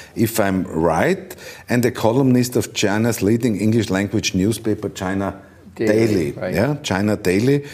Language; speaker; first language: English; non-native, learner; German